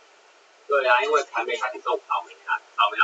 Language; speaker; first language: Chinese; native; Chinese